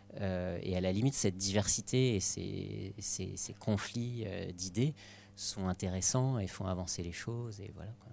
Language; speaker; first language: French; native; French